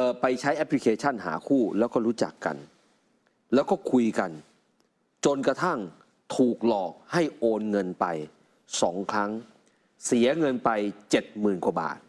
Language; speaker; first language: Thai; native; Thai